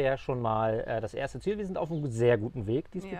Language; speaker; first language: German; native; German